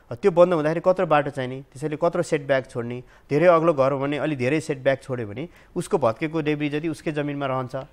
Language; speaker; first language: Nepali; native; Nepali